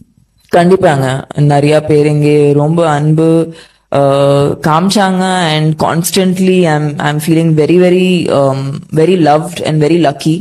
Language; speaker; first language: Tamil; non-native, fluent; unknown